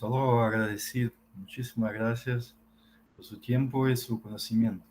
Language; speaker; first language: Spanish; non-native, fluent; Portuguese